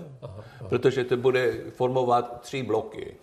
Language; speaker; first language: Czech; non-native, learner; Swedish